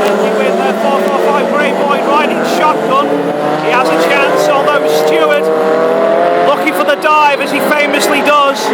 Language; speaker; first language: English; native; English